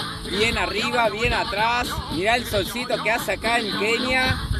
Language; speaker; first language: Spanish; native; Spanish